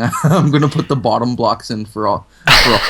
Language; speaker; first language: English; native; English